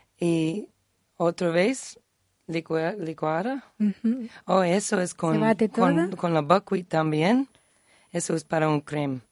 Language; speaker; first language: Spanish; non-native, learner; English